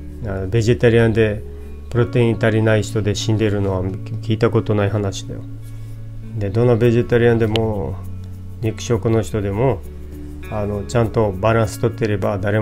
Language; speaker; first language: Japanese; non-native, fluent; Portuguese